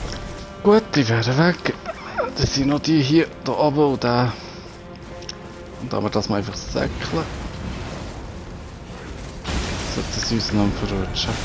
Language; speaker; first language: German; native; German